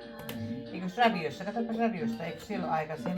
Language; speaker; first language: Finnish; native; Finnish